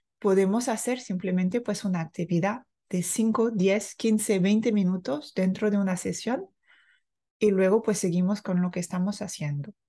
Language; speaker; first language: Spanish; non-native, fluent; French